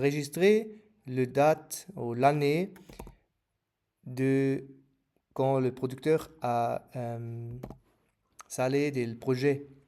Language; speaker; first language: French; non-native, fluent; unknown